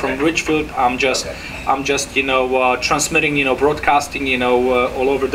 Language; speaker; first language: English; non-native, fluent; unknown